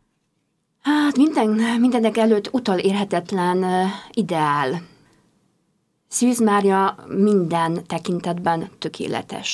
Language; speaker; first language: Hungarian; non-native, fluent; Polish